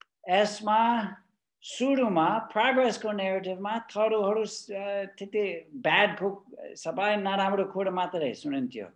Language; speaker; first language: Nepali; non-native, fluent; English